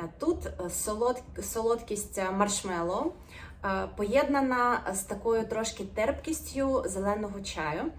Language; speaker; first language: Ukrainian; non-native, local second language; Russian